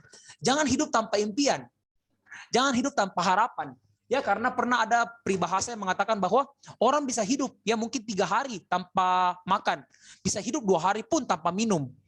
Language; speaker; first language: Indonesian; native; Indonesian